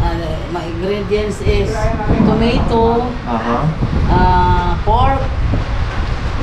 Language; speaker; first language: English; non-native, learner; Filipino